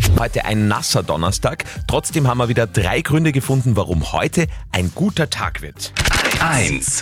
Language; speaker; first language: German; native; German